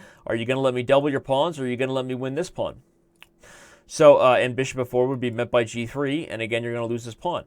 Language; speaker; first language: English; native; English